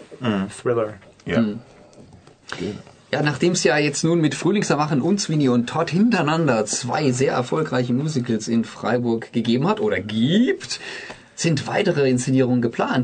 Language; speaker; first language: German; native; German